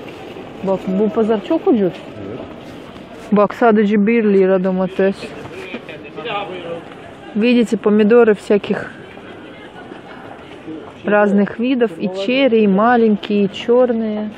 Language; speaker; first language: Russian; native; Russian